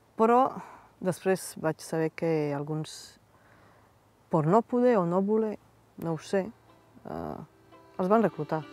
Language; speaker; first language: Catalan; non-native, fluent; Bosnian